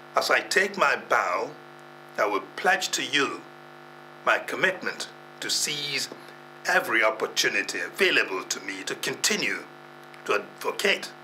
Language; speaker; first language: English; non-native, local second language; Igbo